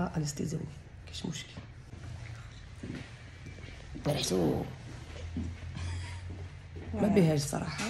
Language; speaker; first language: Arabic; native; Arabic